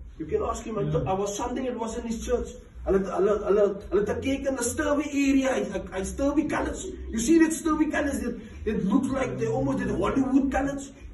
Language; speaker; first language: English; non-native, local second language; Afrikaans